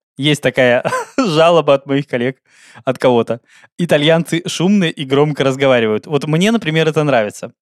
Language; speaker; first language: Russian; native; Russian